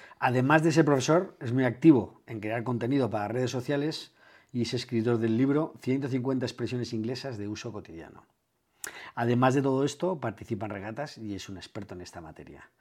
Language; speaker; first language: Spanish; native; Spanish